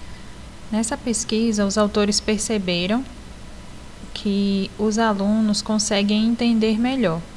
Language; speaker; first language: Portuguese; native; Portuguese